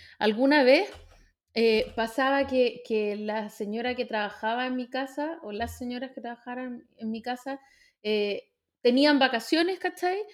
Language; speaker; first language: Spanish; native; Spanish